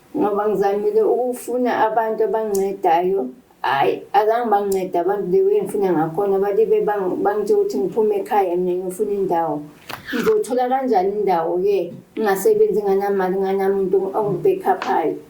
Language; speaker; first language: Zulu; native; Zulu